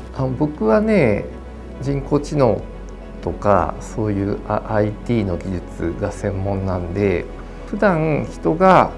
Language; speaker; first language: Japanese; native; Japanese